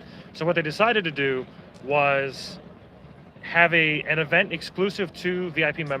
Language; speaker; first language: English; native; English